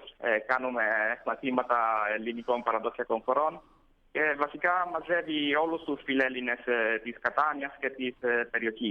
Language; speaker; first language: Greek; non-native, fluent; Italian